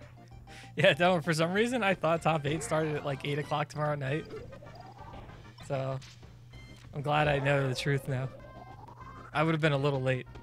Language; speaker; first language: English; native; English